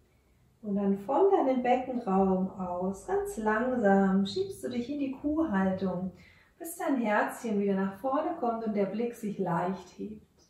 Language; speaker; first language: German; native; German